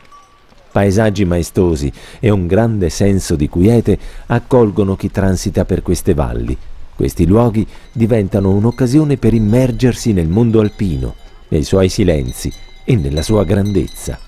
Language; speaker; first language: Italian; native; Italian